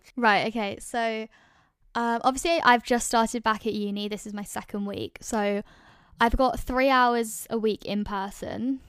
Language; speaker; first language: English; native; English